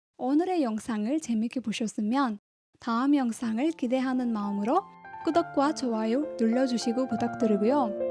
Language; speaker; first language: Korean; non-native, fluent; Tamil